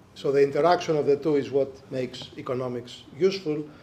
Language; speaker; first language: English; non-native, fluent; Greek